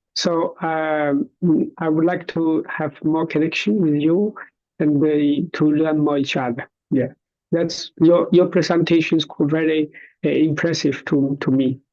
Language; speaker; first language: English; non-native, learner; Chinese